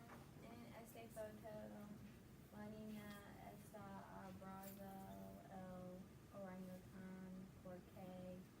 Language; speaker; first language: Spanish; non-native, learner; English